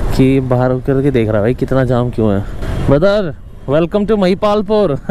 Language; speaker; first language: Hindi; native; Hindi